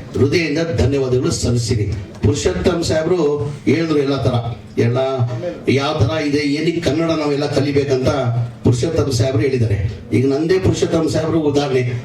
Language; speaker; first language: Kannada; non-native, local second language; Urdu